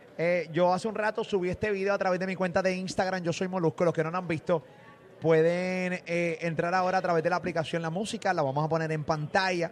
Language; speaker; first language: Spanish; native; Spanish